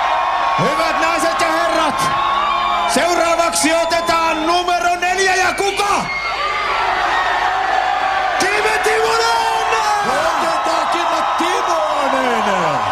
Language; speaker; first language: Finnish; native; Finnish